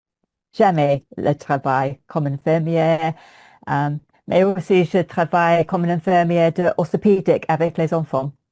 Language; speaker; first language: French; non-native, learner; English